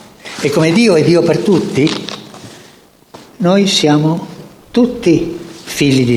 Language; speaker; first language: Italian; non-native, fluent; Spanish